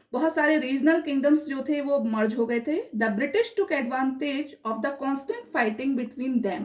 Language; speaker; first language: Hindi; native; Hindi